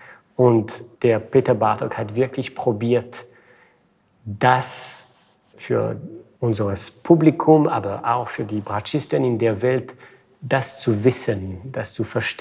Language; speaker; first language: German; non-native, fluent; French